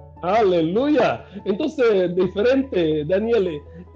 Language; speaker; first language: Spanish; non-native, fluent; Portuguese